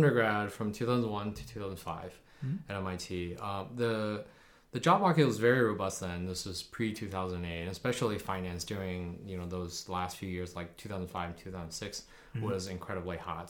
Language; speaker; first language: English; early bilingual, other home language; Chinese